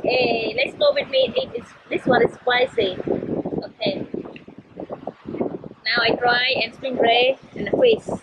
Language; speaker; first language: English; non-native, learner; Khmer